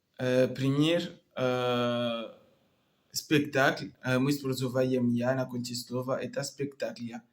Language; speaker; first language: Russian; non-native, learner; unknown